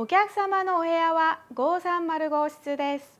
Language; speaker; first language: Korean; native; Korean